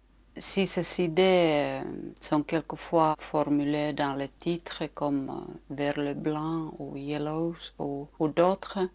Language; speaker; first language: French; non-native, fluent; Finnish